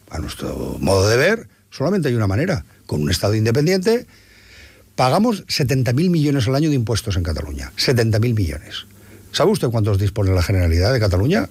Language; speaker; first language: Spanish; non-native, local second language; Catalan